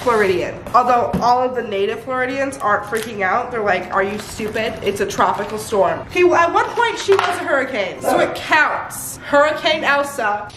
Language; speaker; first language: English; native; English